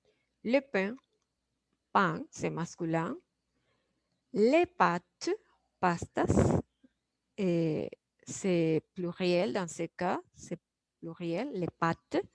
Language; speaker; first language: French; non-native, fluent; Spanish